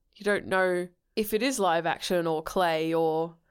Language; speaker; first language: English; native; English